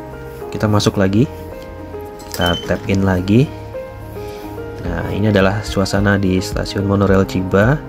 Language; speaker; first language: Indonesian; native; Indonesian